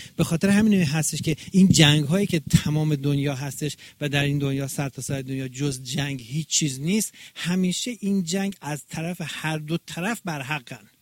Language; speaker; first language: Persian; native; Persian